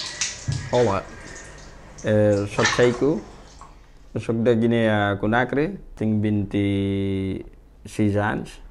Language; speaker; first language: Catalan; non-native, learner; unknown